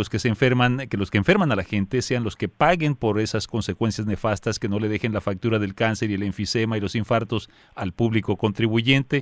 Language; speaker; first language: Spanish; native; Spanish